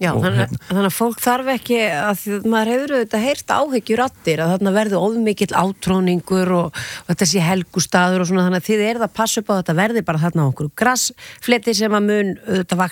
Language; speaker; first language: Icelandic; native; Icelandic